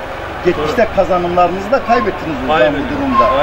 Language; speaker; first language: Turkish; native; Turkish